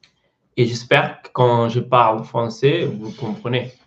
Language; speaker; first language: French; non-native, learner; Portuguese